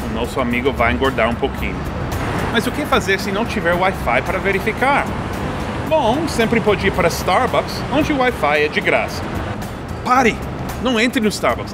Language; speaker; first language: Portuguese; non-native, fluent; English